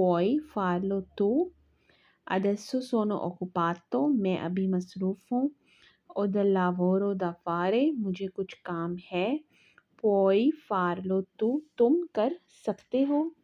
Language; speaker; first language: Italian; non-native, fluent; Urdu